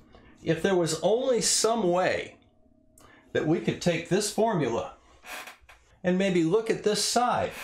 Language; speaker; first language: English; native; English